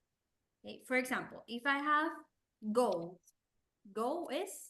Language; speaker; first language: English; non-native, fluent; Spanish